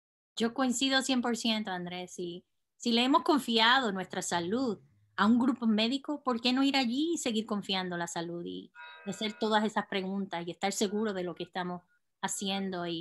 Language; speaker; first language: Spanish; native; Spanish